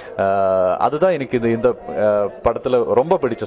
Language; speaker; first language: Tamil; non-native, learner; Malayalam